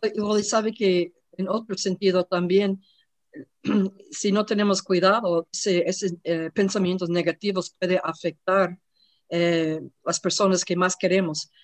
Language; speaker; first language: Spanish; non-native, learner; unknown